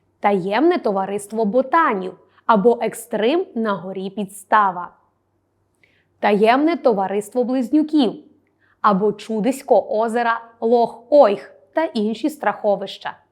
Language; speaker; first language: Ukrainian; native; Ukrainian